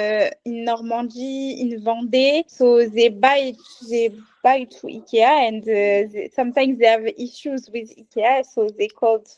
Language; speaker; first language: English; non-native, learner; French